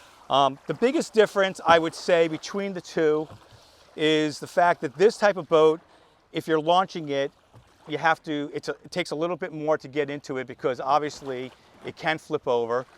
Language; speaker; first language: English; native; English